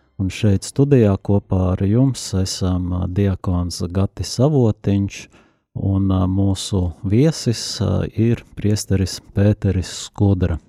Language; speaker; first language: Latvian; native; Latvian